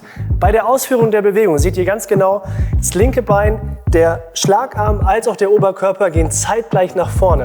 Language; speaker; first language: German; native; German